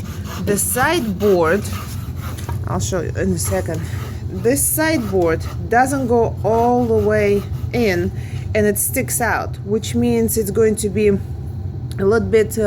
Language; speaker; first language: English; non-native, fluent; Russian